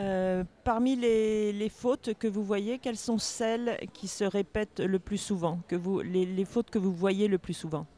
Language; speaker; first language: French; native; French